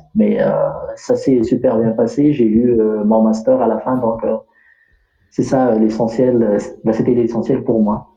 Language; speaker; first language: French; non-native, local second language; Malagasy